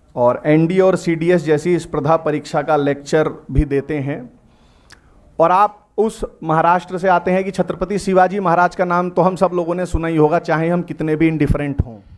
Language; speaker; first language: Hindi; non-native, local second language; Marathi